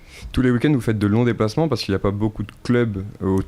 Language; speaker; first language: French; native; French